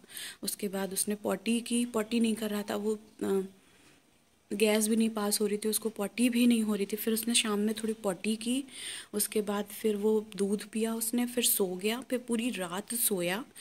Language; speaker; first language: Hindi; native; Hindi